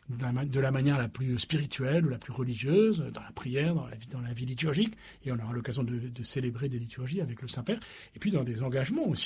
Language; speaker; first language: French; native; French